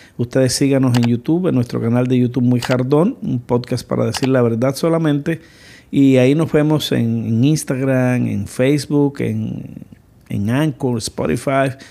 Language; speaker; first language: Spanish; native; Spanish